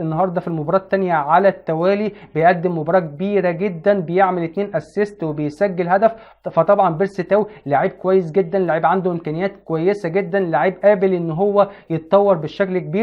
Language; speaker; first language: Arabic; native; Arabic